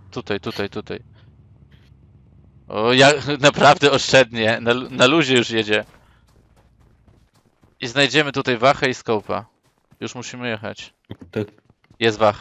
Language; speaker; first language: Polish; native; Polish